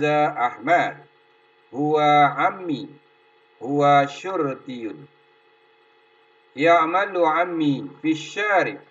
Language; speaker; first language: Arabic; non-native, fluent; Indonesian